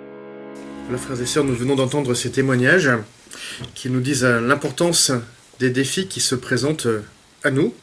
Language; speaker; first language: French; native; French